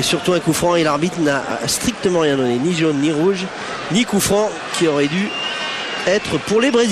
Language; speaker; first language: French; native; French